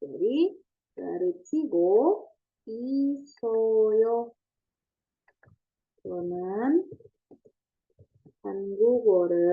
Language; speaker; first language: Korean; non-native, fluent; Indonesian